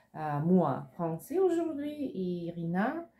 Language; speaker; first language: French; non-native, fluent; Russian